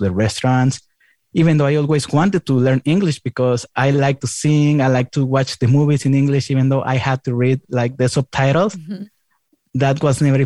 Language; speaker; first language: English; non-native, fluent; Spanish